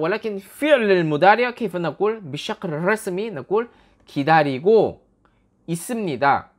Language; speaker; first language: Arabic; non-native, fluent; Korean